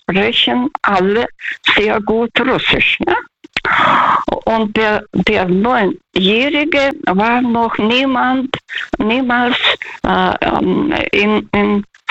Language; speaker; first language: German; non-native, fluent; Russian